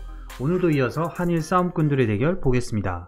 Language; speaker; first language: Korean; native; Korean